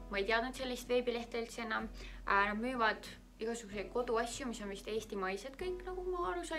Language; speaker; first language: Estonian; native; Estonian